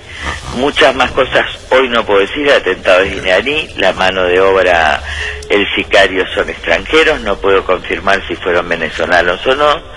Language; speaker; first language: Spanish; native; Spanish